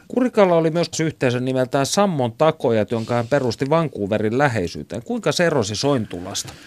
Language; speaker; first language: Finnish; native; Finnish